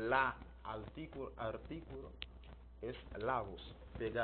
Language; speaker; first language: Spanish; non-native, learner; Haitian Creole